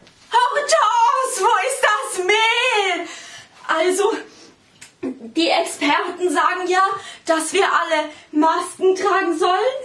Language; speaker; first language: German; non-native, learner; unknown